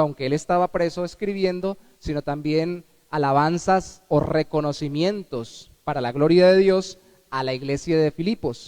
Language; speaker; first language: Spanish; native; Spanish